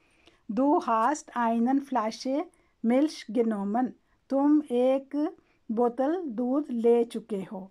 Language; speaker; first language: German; non-native, learner; Urdu